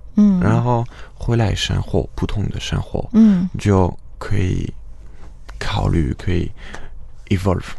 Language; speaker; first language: Chinese; non-native, fluent; French